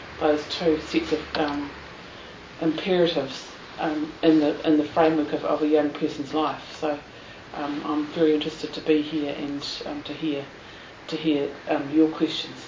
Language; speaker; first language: English; native; English